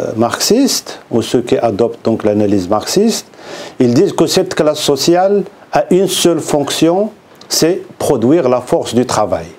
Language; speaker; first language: French; non-native, local second language; Arabic